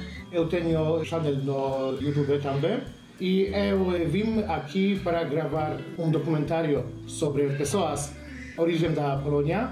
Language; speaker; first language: Portuguese; non-native, learner; Polish